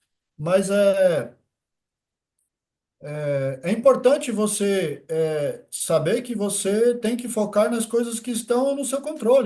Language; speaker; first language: Portuguese; native; Portuguese